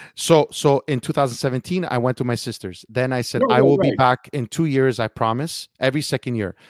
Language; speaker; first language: English; early bilingual, heritage; Italian